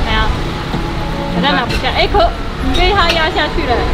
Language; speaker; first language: Chinese; native; Chinese